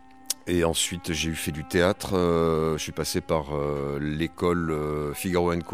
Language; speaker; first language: French; native; French